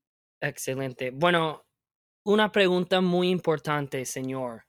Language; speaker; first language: Spanish; non-native, fluent; English